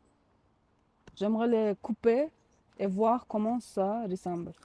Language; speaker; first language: French; non-native, learner; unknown